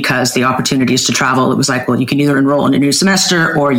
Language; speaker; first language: English; native; English